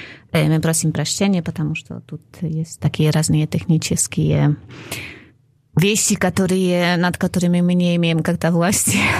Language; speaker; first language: Russian; non-native, fluent; Polish